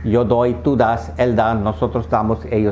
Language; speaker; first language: Spanish; non-native, fluent; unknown